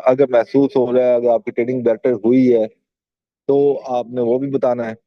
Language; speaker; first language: Urdu; native; Urdu